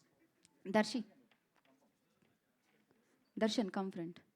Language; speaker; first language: Telugu; native; Telugu